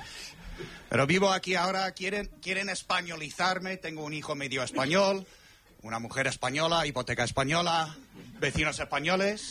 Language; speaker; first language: Spanish; non-native, fluent; English